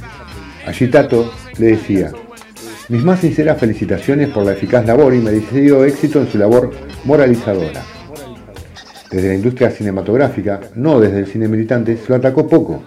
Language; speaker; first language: Spanish; native; Spanish